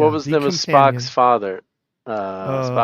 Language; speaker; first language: English; native; English